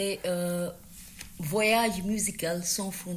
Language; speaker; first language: French; non-native, learner; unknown